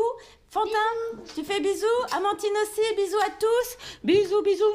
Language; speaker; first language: French; native; French